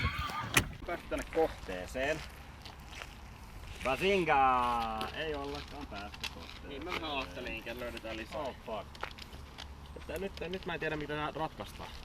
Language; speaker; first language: Finnish; native; Finnish